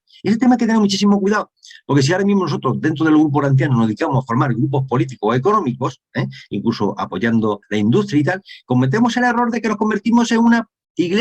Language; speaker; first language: Spanish; native; Spanish